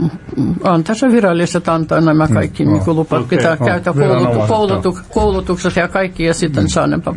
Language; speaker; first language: Finnish; non-native, fluent; Russian